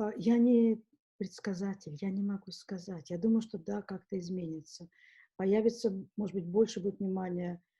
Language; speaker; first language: Russian; native; Russian